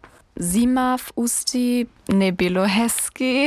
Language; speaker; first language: Czech; non-native, learner; German